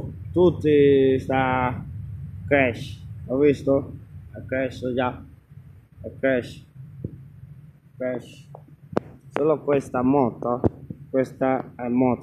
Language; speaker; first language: Italian; non-native, learner; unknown